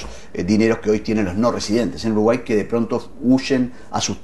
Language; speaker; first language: Spanish; native; Spanish